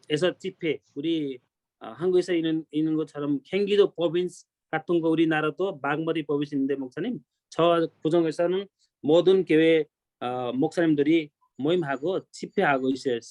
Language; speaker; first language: Korean; non-native, learner; Nepali